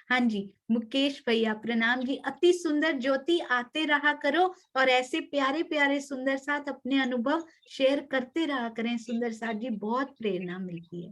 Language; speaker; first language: Hindi; native; Hindi